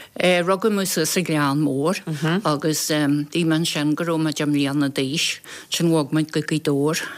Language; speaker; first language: Irish; non-native, local second language; English